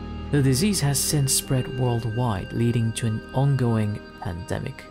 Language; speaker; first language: English; non-native, fluent; Japanese